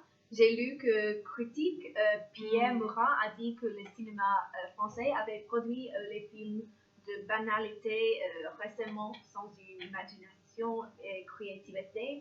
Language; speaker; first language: French; non-native, learner; English